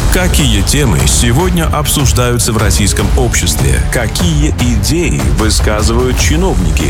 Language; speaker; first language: Russian; native; Russian